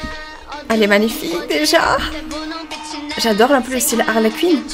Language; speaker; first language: French; native; French